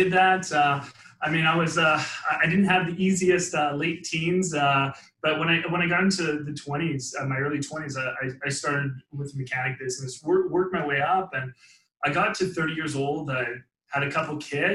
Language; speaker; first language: English; native; English